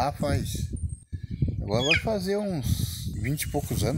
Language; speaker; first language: Portuguese; native; Portuguese